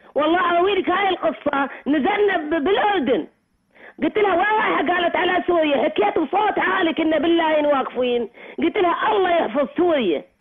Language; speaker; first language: Arabic; native; Arabic